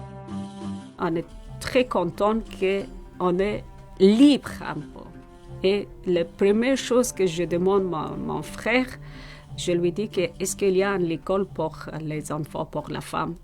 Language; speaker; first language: French; non-native, learner; Persian